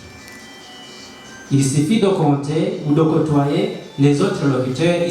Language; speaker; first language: French; non-native, local second language; Rundi